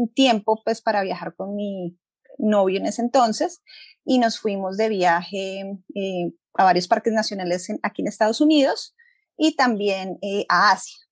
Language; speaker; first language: Spanish; native; Spanish